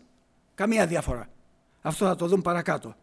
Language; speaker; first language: Greek; native; Greek